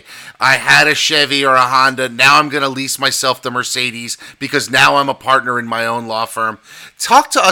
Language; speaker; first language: English; native; English